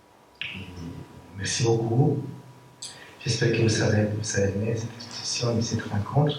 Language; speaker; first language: French; non-native, fluent; Spanish